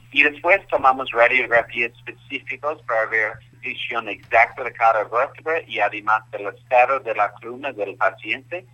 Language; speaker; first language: Spanish; non-native, fluent; English